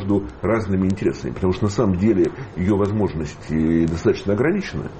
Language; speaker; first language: Russian; native; Russian